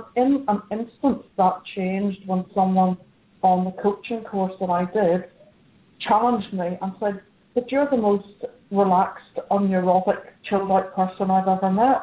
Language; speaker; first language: English; native; English